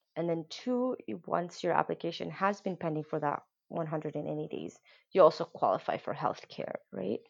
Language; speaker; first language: English; non-native, local second language; Somali